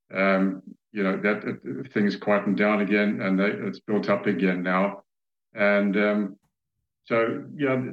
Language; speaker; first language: English; native; English